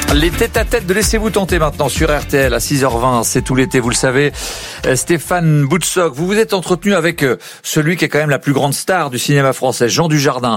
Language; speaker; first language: French; native; French